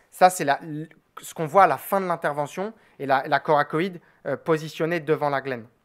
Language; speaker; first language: French; native; French